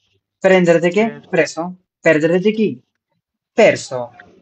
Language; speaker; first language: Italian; non-native, fluent; Bangla